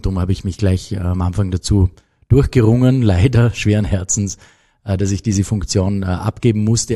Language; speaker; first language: German; native; German